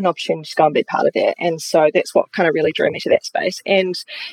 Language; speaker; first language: English; native; English